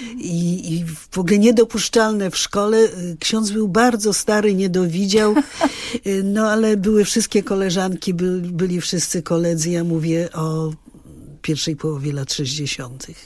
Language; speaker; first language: Polish; native; Polish